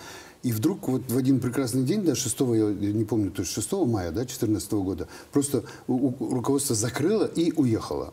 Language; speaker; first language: Russian; native; Russian